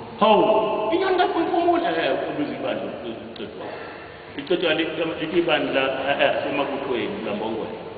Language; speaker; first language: Zulu; native; Zulu